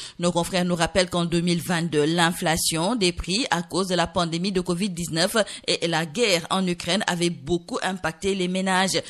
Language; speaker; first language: French; non-native, local second language; Wolof